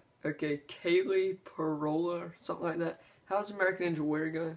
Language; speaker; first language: English; native; English